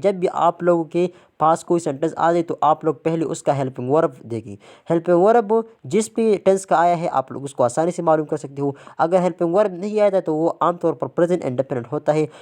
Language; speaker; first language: Urdu; non-native, local second language; Pashto